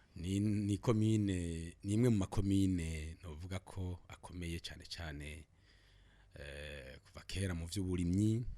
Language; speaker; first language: Rundi; native; Rundi